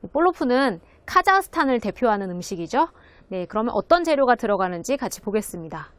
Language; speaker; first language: Korean; native; Korean